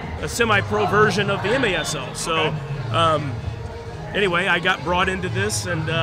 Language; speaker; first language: English; native; English